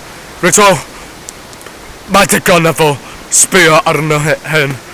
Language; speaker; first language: Welsh; non-native, learner; English